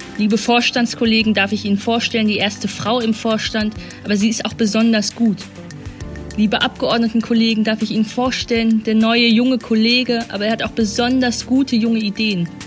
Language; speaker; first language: German; native; German